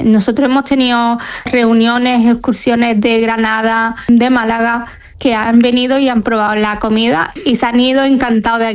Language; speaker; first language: Spanish; non-native, fluent; Arabic